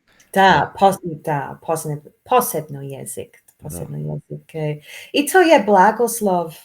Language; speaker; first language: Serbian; non-native, learner; English